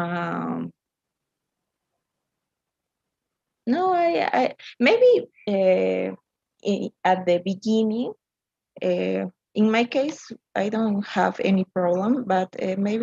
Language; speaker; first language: English; non-native, learner; Spanish